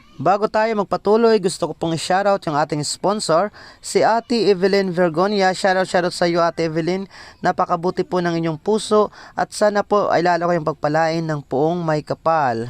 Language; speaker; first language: Filipino; non-native, local second language; Waray